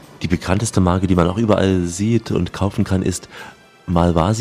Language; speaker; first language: German; native; German